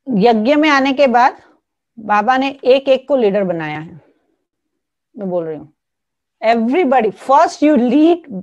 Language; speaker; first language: Hindi; non-native, local second language; Gujarati